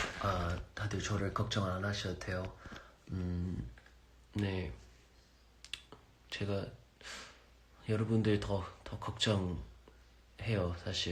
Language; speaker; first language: Korean; non-native, fluent; English